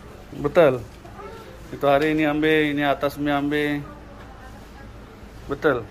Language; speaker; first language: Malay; non-native, learner; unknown